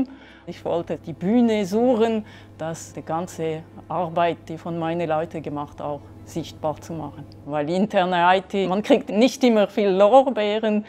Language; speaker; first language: German; non-native, local second language; French